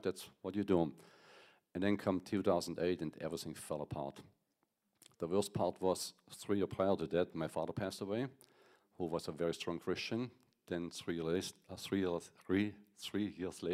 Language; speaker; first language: English; non-native, fluent; German